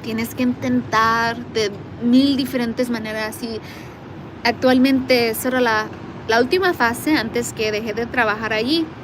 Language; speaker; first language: Spanish; early bilingual, heritage; Spanish